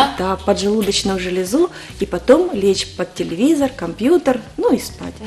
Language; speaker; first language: Russian; native; Russian